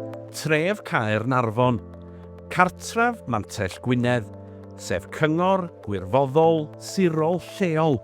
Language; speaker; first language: Welsh; native; Welsh